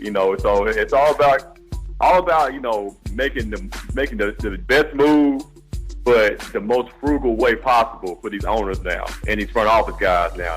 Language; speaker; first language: English; native; English